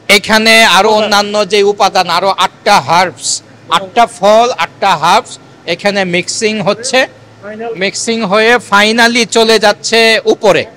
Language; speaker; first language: Bangla; native; Bangla